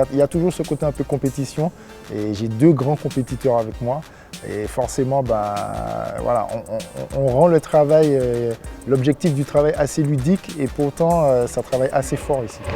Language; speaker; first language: French; native; French